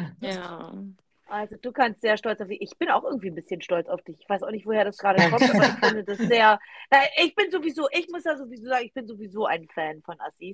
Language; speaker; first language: German; native; German